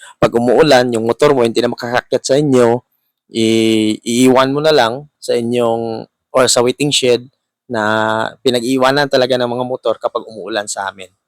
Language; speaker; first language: Filipino; non-native, local second language; Hiligaynon